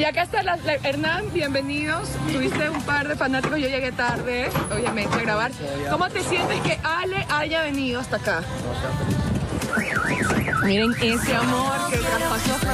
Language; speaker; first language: Spanish; native; Spanish